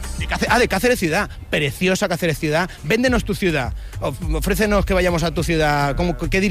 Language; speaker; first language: Spanish; native; Spanish